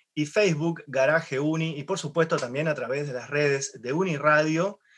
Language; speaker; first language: Spanish; native; Spanish